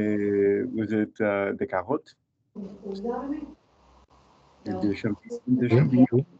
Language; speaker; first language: French; non-native, learner; English